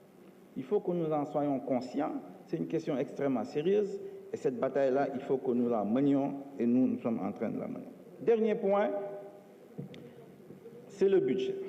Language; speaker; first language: French; non-native, local second language; Wolof